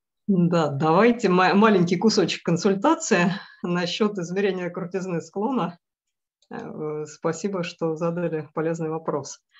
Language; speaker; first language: Russian; native; Russian